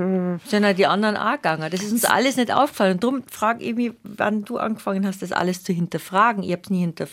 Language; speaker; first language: German; native; German